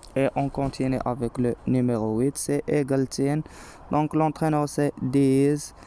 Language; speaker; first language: French; non-native, local second language; Arabic